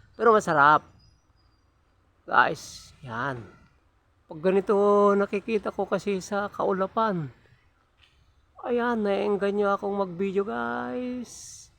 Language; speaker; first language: Filipino; non-native, local second language; Iloko